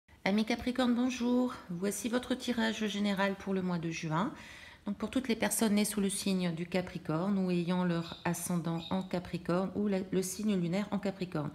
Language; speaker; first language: French; native; French